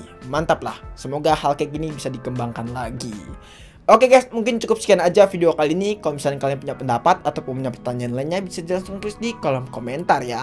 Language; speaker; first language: Indonesian; native; Indonesian